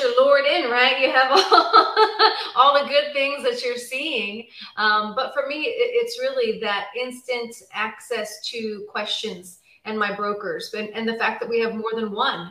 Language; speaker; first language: English; native; English